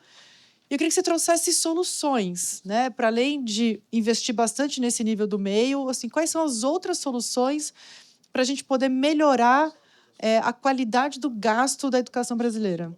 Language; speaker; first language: Portuguese; native; Portuguese